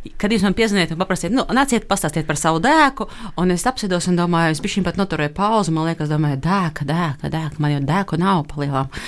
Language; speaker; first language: Latvian; non-native, local second language; Russian